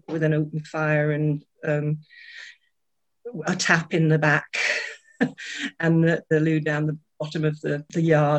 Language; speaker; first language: English; native; English